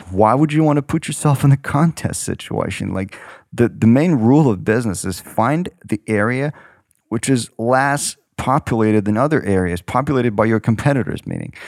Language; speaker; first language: English; non-native, fluent; Ukrainian